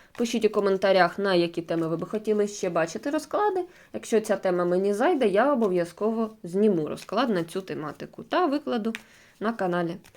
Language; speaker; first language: Ukrainian; non-native, local second language; Russian